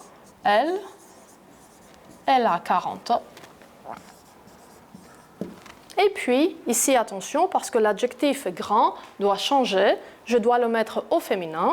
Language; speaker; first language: French; non-native, fluent; Greek